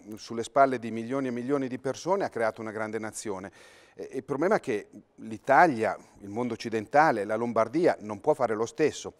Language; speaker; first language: Italian; native; Italian